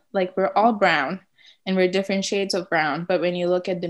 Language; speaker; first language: English; non-native, local second language; Tamil